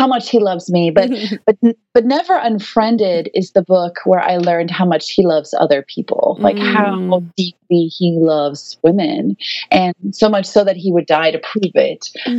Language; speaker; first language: English; native; English